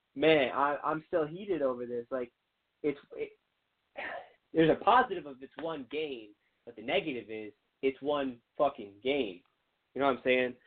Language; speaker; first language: English; native; English